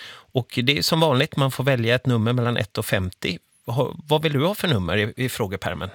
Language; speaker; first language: Swedish; native; Swedish